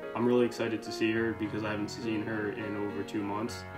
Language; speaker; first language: English; native; English